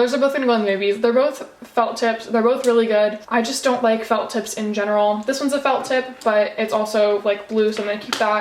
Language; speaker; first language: English; native; English